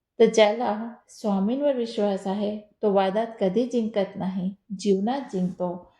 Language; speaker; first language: Marathi; non-native, local second language; Hindi